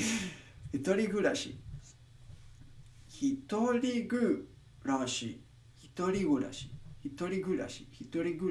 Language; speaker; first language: Japanese; non-native, learner; English